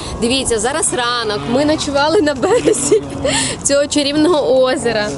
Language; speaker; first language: Ukrainian; native; Ukrainian